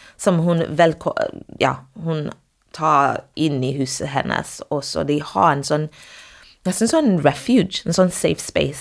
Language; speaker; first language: Norwegian; non-native, fluent; English